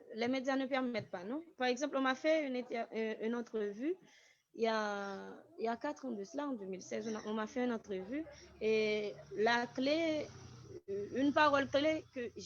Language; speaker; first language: French; non-native, local second language; Haitian Creole